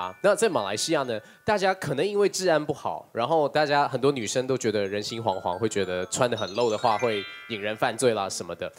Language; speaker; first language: Chinese; native; Chinese